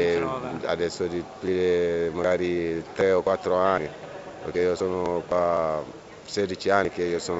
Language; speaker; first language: Italian; non-native, learner; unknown